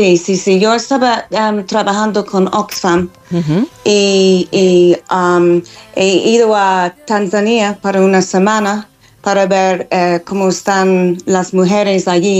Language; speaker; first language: Spanish; non-native, fluent; English